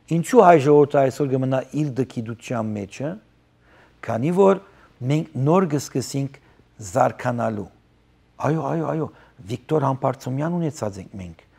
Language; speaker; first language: Armenian; early bilingual, heritage; Armenian